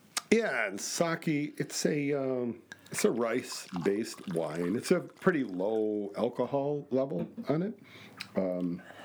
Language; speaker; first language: English; native; English